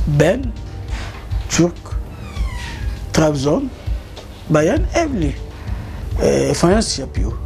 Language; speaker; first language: Turkish; non-native, learner; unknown